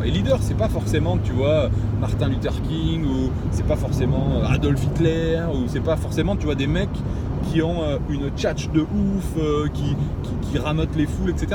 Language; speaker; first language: French; native; French